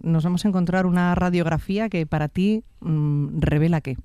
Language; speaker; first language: Spanish; native; Spanish